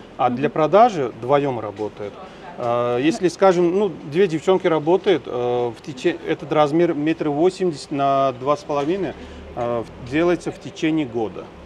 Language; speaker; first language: Russian; non-native, local second language; Tajik